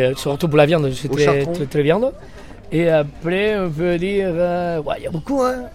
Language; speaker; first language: French; non-native, fluent; Spanish